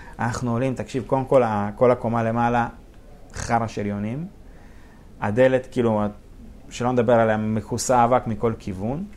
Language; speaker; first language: Hebrew; early bilingual, other home language; Russian